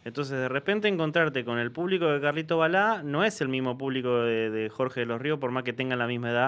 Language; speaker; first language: Spanish; native; Spanish